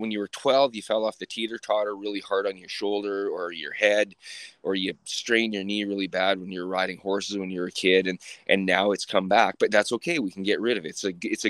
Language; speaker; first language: English; native; English